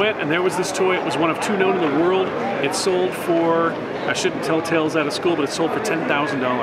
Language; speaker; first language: English; native; English